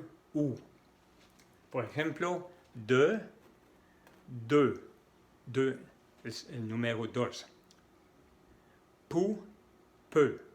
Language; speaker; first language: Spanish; non-native, fluent; French